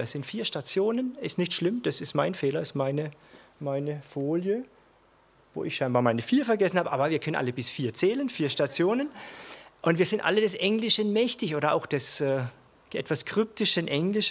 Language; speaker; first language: German; native; German